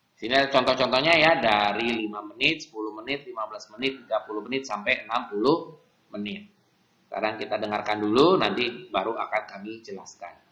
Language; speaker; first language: Indonesian; native; Indonesian